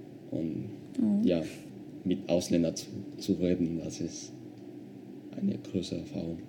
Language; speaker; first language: German; non-native, fluent; Spanish